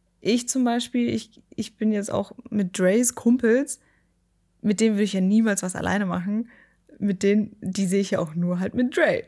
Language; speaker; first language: German; native; German